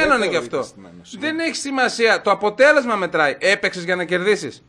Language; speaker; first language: Greek; native; Greek